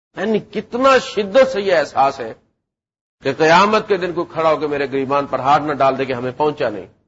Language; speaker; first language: Urdu; non-native, local second language; Punjabi